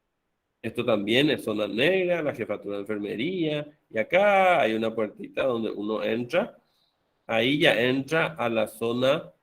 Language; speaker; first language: Spanish; native; Spanish